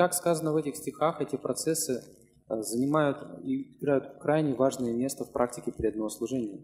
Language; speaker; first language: Russian; native; Russian